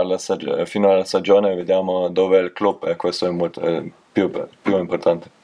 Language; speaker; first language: Italian; non-native, learner; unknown